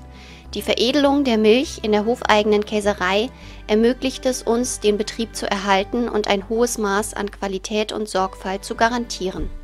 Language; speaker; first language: German; native; German